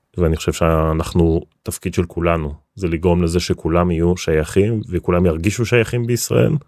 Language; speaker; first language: Hebrew; native; Hebrew